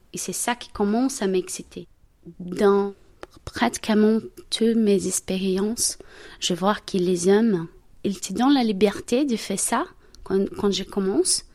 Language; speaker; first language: French; non-native, learner; Portuguese